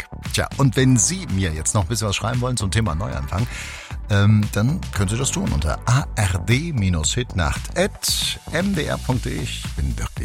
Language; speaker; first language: German; native; German